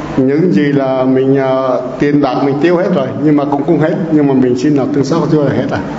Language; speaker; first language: Vietnamese; non-native, local second language; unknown